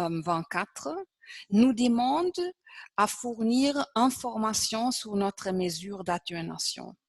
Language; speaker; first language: French; non-native, fluent; German